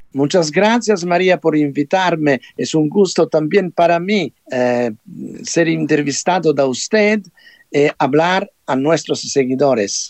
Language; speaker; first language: Spanish; non-native, fluent; Italian